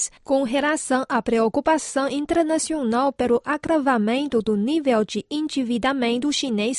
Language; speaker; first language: Portuguese; non-native, fluent; Chinese